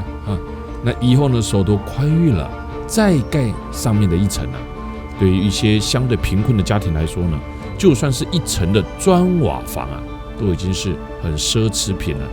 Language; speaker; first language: Chinese; native; Chinese